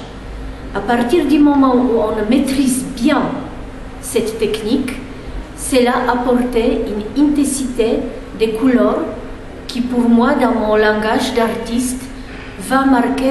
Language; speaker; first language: French; non-native, fluent; Polish